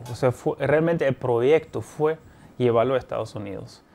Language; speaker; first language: Spanish; non-native, fluent; German